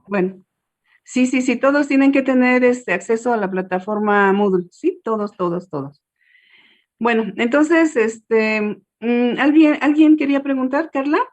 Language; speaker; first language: Spanish; native; Spanish